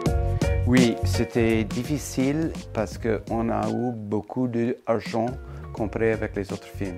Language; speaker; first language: French; non-native, fluent; English